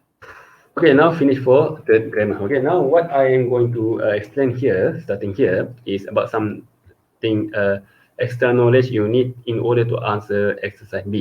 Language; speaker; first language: English; non-native, local second language; Malay